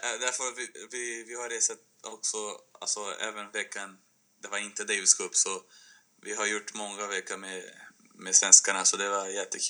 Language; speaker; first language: Swedish; non-native, fluent; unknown